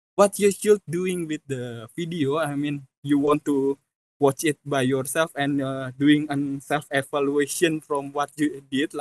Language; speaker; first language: English; non-native, fluent; Indonesian